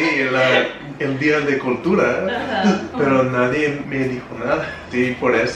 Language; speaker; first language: Spanish; non-native, fluent; English